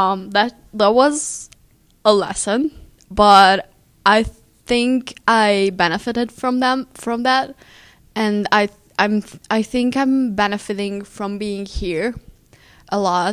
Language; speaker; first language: English; non-native, fluent; Hungarian